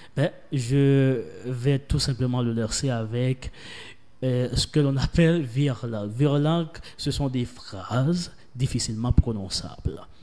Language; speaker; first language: French; non-native, local second language; Haitian Creole